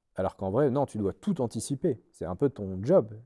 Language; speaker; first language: French; native; French